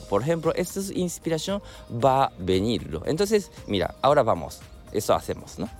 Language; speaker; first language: Spanish; non-native, learner; Japanese